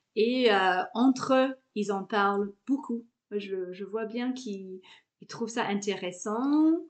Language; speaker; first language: French; non-native, fluent; English